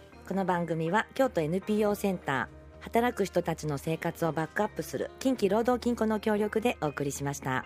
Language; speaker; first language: Japanese; native; Japanese